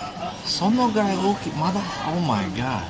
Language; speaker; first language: Japanese; non-native, learner; English